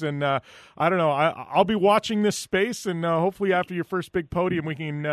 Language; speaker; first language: English; native; English